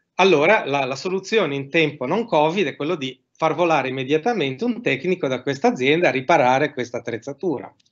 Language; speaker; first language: Italian; native; Italian